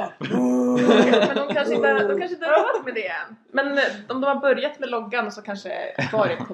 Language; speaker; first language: Swedish; native; Swedish